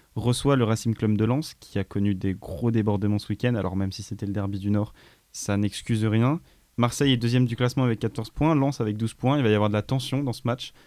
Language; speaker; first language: French; native; French